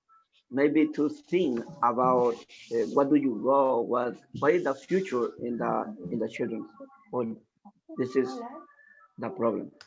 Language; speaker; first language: English; non-native, learner; Spanish